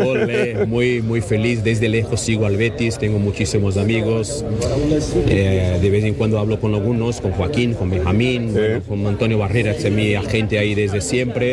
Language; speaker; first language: Spanish; non-native, fluent; Portuguese